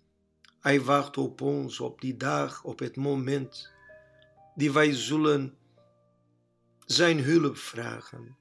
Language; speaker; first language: Dutch; non-native, learner; Portuguese